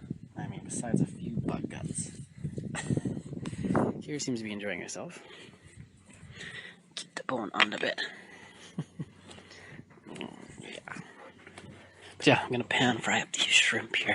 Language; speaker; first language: English; native; English